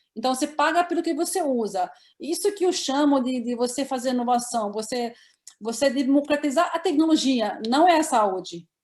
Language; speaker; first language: Portuguese; non-native, fluent; Arabic